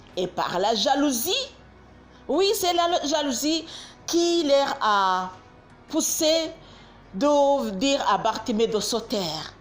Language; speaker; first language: French; non-native, local second language; Kinyarwanda